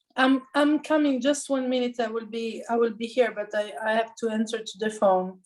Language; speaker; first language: English; non-native, learner; Italian